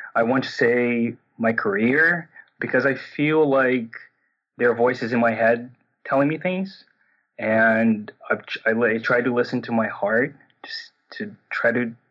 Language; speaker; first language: English; non-native, fluent; Portuguese